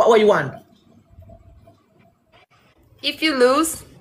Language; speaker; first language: English; non-native, learner; Malay